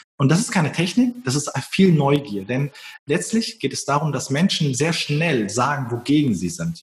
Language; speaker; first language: German; early bilingual, other home language; Turkish